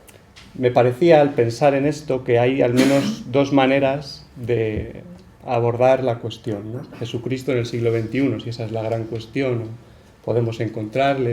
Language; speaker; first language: Spanish; native; Spanish